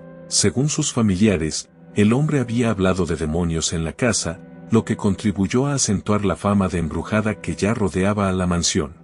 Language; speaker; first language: Spanish; native; Spanish